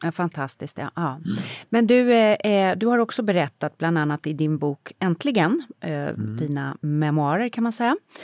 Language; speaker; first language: Swedish; native; Swedish